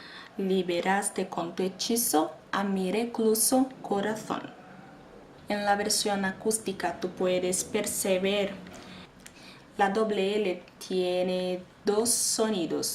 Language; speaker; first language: Spanish; non-native, fluent; Portuguese